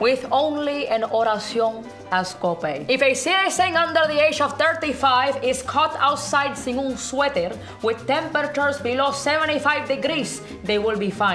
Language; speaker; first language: English; early bilingual, other home language; Spanish